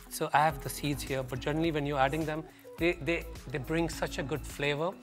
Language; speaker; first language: English; non-native, local second language; Punjabi